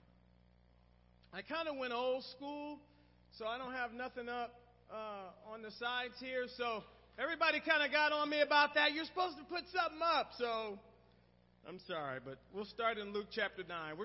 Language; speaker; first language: English; native; English